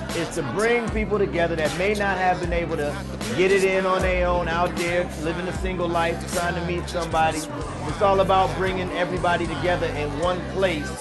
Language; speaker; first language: English; native; English